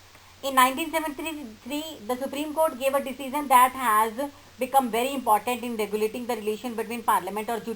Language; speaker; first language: English; non-native, local second language; Hindi